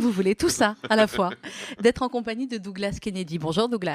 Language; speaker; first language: French; native; French